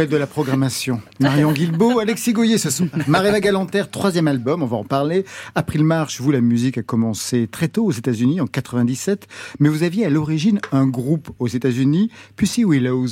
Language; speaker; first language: French; native; French